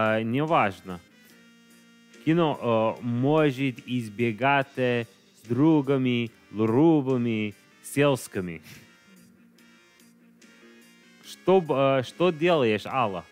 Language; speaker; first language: Russian; non-native, learner; English